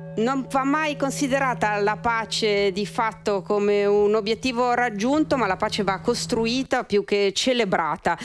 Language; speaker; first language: Italian; native; Italian